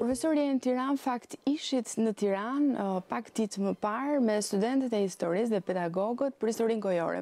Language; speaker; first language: Albanian; native; Albanian